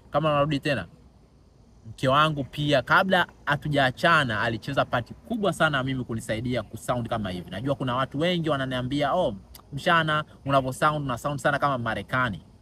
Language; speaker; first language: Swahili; native; Swahili